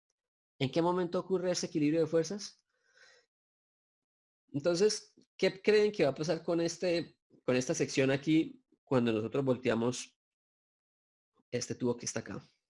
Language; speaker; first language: Spanish; native; Spanish